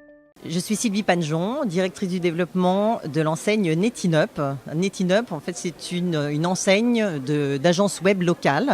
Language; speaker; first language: French; native; French